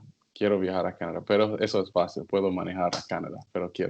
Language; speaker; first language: Spanish; non-native, learner; English